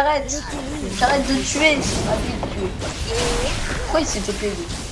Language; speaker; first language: French; native; French